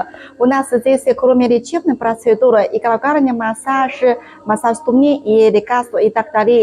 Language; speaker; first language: Russian; non-native, learner; Chinese